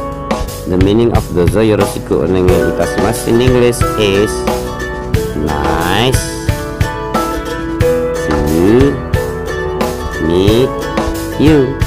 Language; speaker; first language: English; non-native, learner; Indonesian